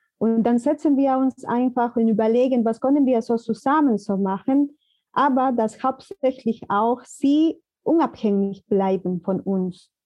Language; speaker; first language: German; non-native, fluent; Spanish